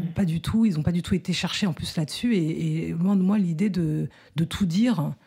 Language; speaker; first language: French; native; French